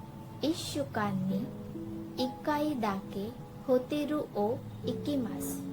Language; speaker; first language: Japanese; non-native, fluent; Hindi